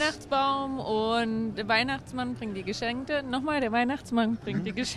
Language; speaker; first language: German; native; German